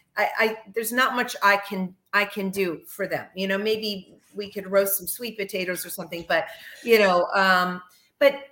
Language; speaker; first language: English; native; English